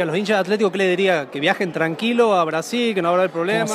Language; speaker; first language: Portuguese; non-native, learner; Spanish